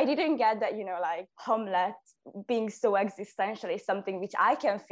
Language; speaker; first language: English; non-native, fluent; Hungarian